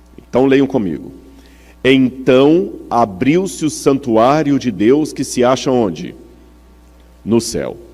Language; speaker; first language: Portuguese; native; Portuguese